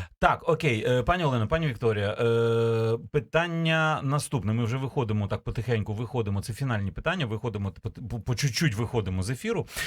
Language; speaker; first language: Ukrainian; native; Ukrainian